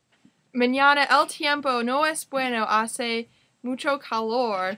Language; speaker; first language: Spanish; non-native, learner; English